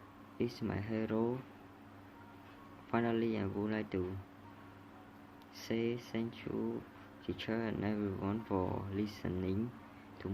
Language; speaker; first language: English; non-native, learner; Khmer